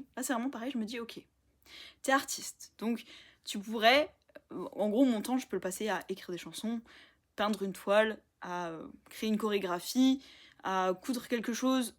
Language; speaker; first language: French; native; French